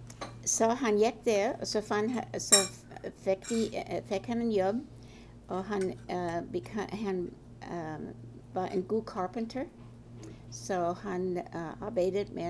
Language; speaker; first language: Norwegian; early bilingual, heritage; Norwegian